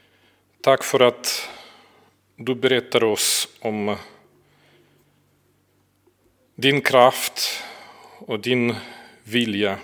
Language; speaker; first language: Swedish; non-native, fluent; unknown